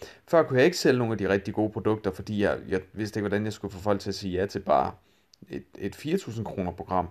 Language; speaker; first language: Danish; native; Danish